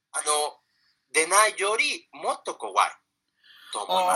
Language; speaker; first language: Japanese; non-native, fluent; Spanish